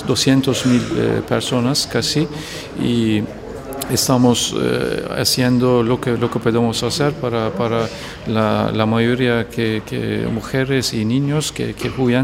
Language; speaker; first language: Spanish; non-native, fluent; Turkish